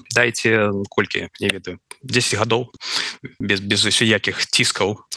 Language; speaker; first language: Belarusian; non-native, local second language; Russian